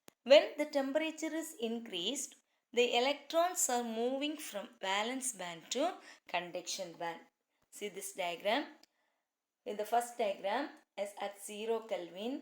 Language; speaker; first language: English; non-native, local second language; Tamil